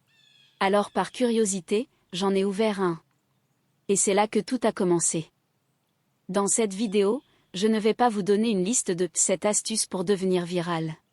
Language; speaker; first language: French; native; French